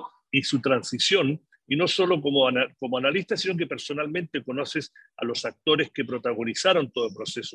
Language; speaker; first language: Spanish; native; Spanish